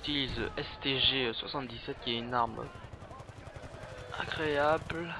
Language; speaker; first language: French; native; French